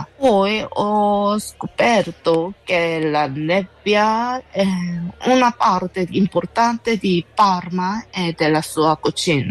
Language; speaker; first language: Italian; non-native, learner; Korean